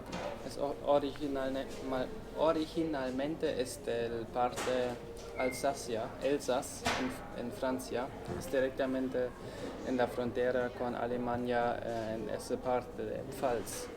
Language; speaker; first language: Spanish; non-native, learner; German